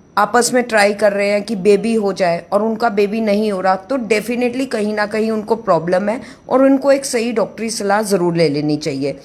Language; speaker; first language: Hindi; non-native, local second language; Punjabi